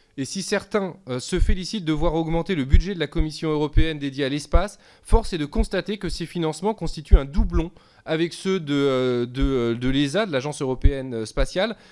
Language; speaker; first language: French; native; French